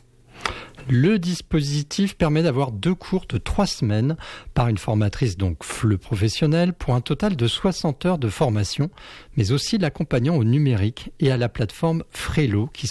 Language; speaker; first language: French; native; French